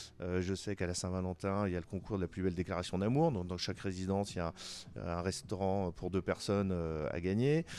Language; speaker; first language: French; native; French